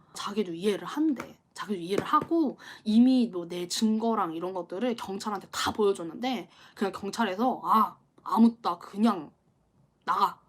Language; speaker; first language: Korean; native; Korean